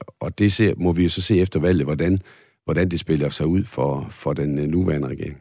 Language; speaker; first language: Danish; native; Danish